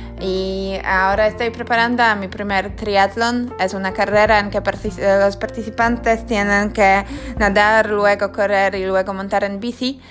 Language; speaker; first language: Spanish; non-native, learner; Polish